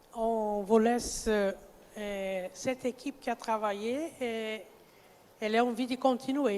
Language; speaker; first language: French; non-native, fluent; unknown